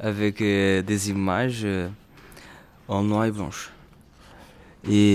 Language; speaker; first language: French; non-native, learner; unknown